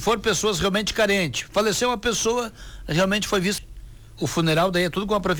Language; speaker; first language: Portuguese; native; Portuguese